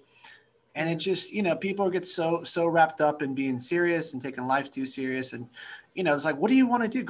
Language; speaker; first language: English; native; English